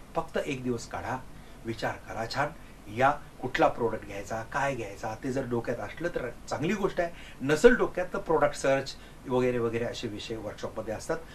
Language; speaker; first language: Marathi; non-native, local second language; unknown